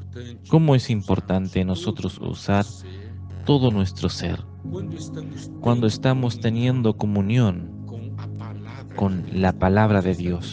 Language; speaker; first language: Spanish; non-native, fluent; Portuguese